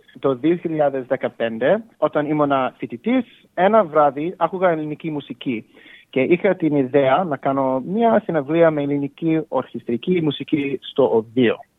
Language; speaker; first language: Greek; early bilingual, heritage; Greek